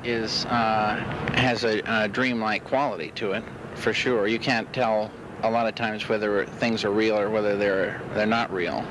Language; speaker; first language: English; native; English